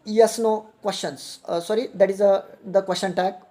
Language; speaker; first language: English; non-native, local second language; Marathi